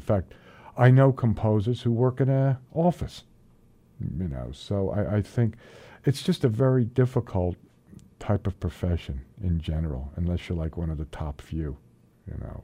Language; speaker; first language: English; native; English